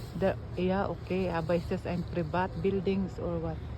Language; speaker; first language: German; non-native, learner; Filipino